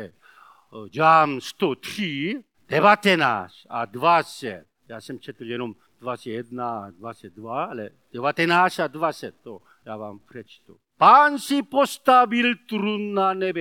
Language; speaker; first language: Czech; non-native, learner; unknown